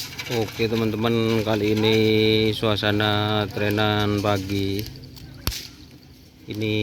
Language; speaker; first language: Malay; non-native, local second language; Madurese